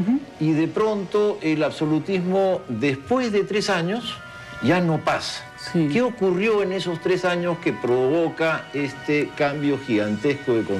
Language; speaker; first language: Spanish; native; Spanish